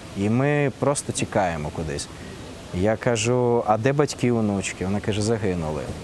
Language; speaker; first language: Ukrainian; non-native, local second language; Russian